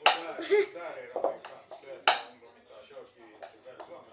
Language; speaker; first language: Swedish; native; Swedish